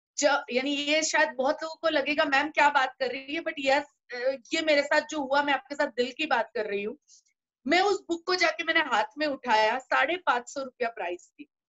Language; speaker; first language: Hindi; non-native, local second language; Gujarati